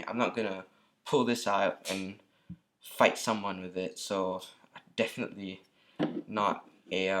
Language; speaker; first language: English; native; English